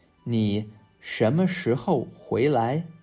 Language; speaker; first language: Chinese; non-native, fluent; English